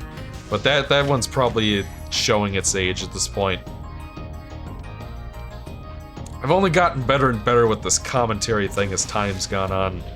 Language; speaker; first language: English; native; English